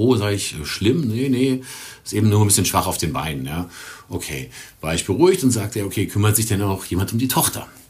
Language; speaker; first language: German; native; German